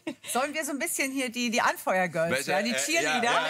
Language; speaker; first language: German; native; German